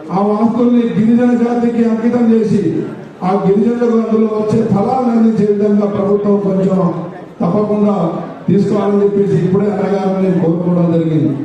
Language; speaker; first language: Telugu; non-native, local second language; Lambadi